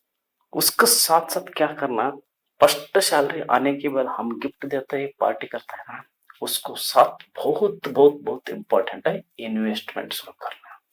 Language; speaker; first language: Hindi; non-native, local second language; Kannada